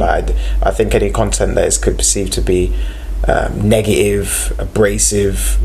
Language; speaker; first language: English; native; English